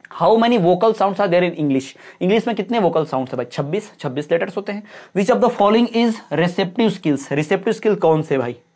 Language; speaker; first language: Hindi; native; Hindi